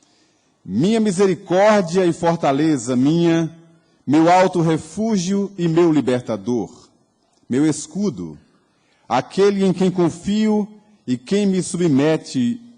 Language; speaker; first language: Portuguese; native; Portuguese